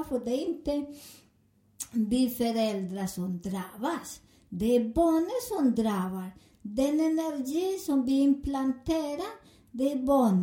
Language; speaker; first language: Swedish; non-native, learner; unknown